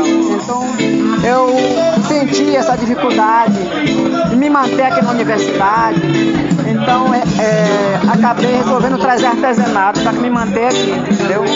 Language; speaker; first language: Portuguese; non-native, local second language; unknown